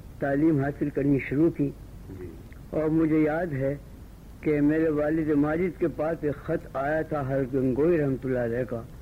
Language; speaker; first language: Urdu; native; Urdu